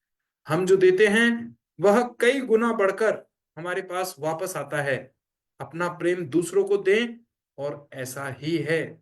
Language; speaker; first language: Hindi; native; Hindi